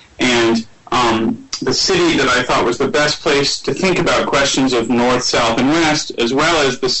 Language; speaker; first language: English; native; English